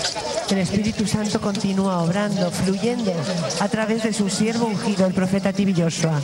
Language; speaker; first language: Spanish; native; Spanish